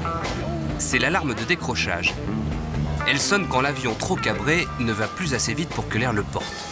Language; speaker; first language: French; native; French